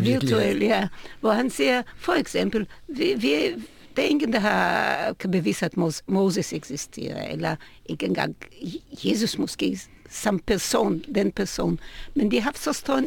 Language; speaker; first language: Danish; non-native, fluent; Hebrew